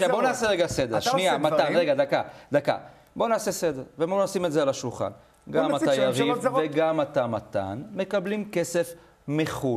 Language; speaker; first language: Hebrew; native; Hebrew